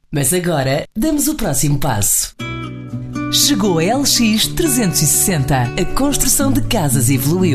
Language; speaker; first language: Portuguese; native; Portuguese